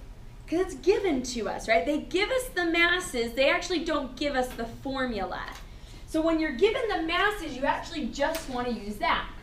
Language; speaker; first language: English; native; English